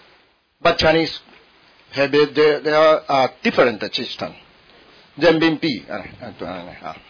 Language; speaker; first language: English; non-native, learner; Min Nan Chinese